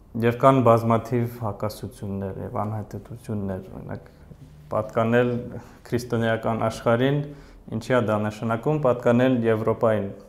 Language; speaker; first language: Armenian; early bilingual, heritage; Armenian